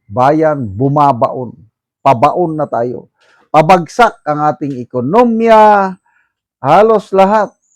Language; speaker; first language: Filipino; non-native, local second language; Iloko